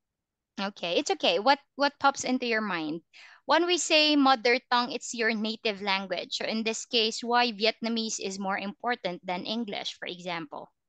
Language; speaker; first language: English; non-native, fluent; Filipino